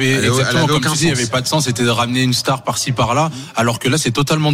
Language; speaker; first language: French; native; French